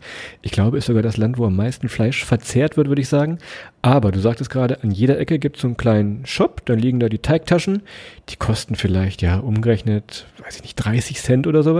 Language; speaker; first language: German; native; German